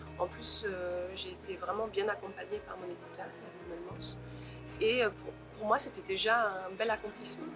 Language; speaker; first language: French; native; French